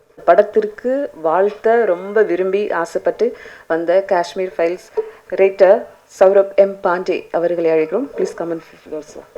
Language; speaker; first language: Tamil; native; Tamil